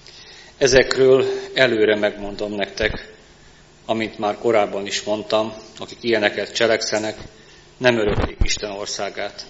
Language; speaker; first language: Hungarian; native; Hungarian